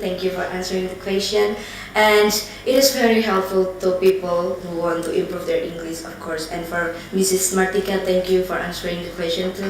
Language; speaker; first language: English; non-native, learner; Indonesian